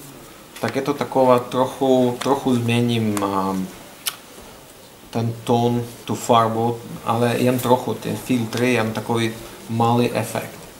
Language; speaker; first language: Czech; non-native, learner; Russian